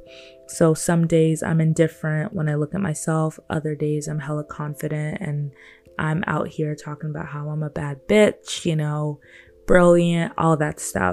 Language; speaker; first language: English; non-native, local second language; Yoruba